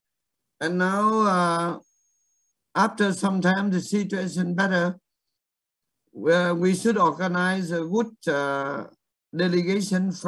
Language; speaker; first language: English; non-native, fluent; Vietnamese